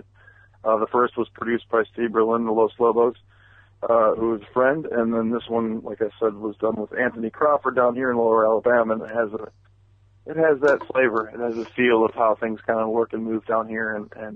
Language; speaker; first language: English; native; English